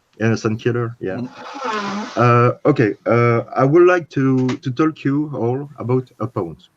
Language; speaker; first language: English; non-native, learner; French